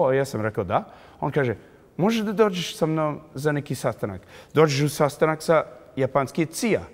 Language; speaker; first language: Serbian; early bilingual, heritage; English